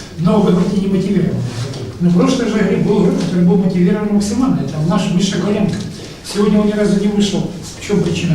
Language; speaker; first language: Russian; native; Russian